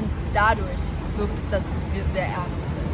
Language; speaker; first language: German; native; German